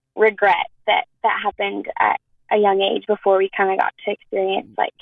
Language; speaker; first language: English; native; English